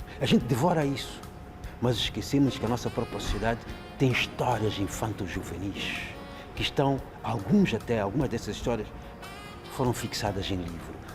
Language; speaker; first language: Portuguese; non-native, local second language; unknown